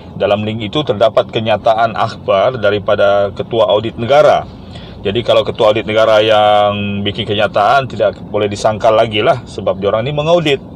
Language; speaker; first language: Malay; native; Malay